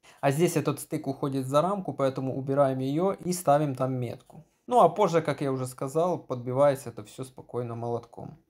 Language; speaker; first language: Russian; non-native, local second language; Ukrainian